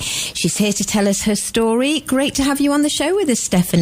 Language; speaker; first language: English; native; English